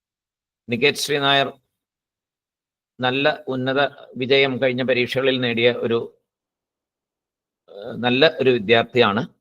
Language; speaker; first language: Malayalam; native; Malayalam